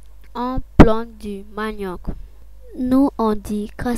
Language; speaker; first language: French; non-native, local second language; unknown